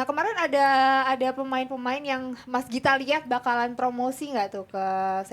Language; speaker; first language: Indonesian; native; Indonesian